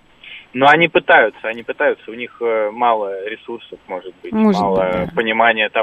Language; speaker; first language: Russian; native; Russian